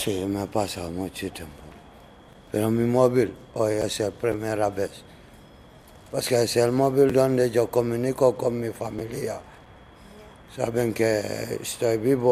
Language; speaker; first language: Spanish; non-native, learner; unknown